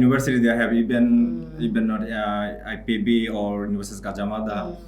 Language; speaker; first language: English; non-native, local second language; Bangla